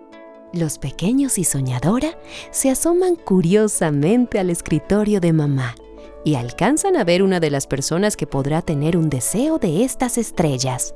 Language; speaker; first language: Spanish; native; Spanish